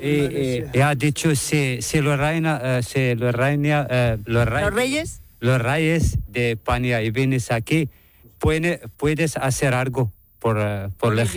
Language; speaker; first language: Spanish; non-native, learner; Arabic